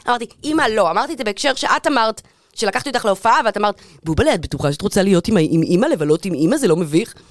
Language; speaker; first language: Hebrew; native; Hebrew